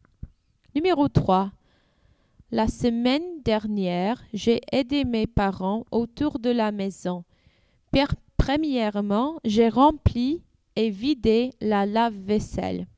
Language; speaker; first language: French; non-native, learner; English